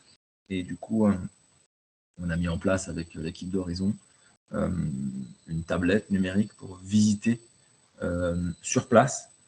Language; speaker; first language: French; native; French